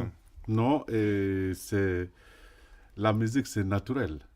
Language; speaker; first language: French; non-native, local second language; Bambara